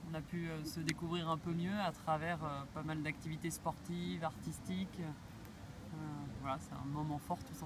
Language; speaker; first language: French; native; French